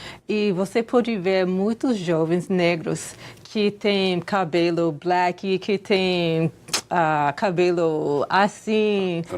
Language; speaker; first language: Portuguese; non-native, fluent; English